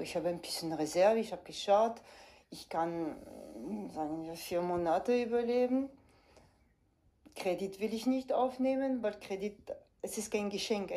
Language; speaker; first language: German; non-native, fluent; French